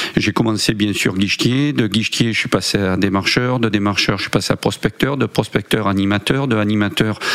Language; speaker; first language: French; native; French